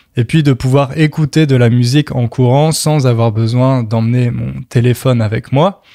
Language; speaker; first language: French; native; French